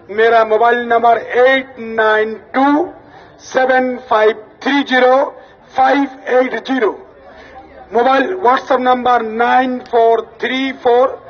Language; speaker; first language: Hindi; non-native, local second language; Bangla